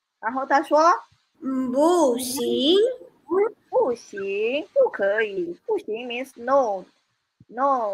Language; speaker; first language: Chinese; non-native, fluent; Malay